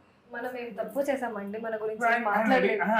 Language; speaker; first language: Telugu; non-native, fluent; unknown